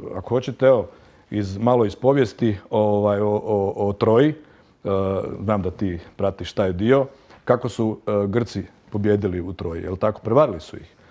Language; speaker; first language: Croatian; native; Croatian